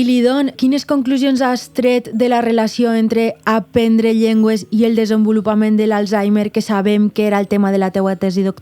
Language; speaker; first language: Catalan; native; Catalan